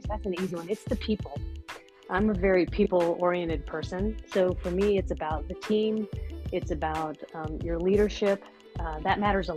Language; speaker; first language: English; native; English